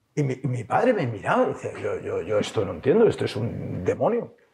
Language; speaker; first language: Spanish; early bilingual, heritage; French